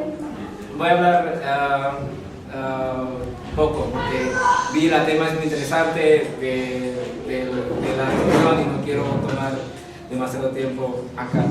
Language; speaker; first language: Spanish; non-native, fluent; Javanese